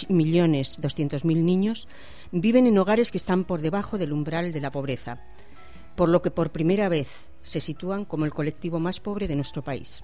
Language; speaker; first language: Spanish; native; Spanish